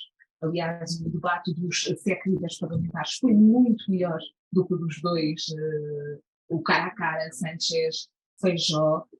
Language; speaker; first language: Portuguese; native; Portuguese